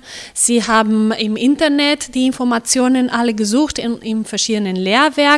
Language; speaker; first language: German; non-native, fluent; Spanish